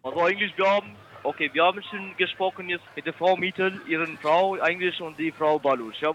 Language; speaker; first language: German; non-native, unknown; Italian